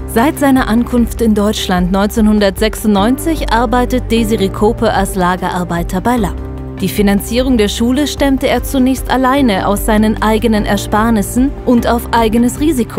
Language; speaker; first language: German; native; German